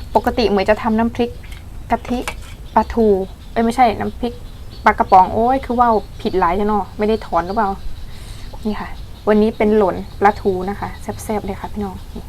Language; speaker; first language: Thai; non-native, local second language; Northern Khmer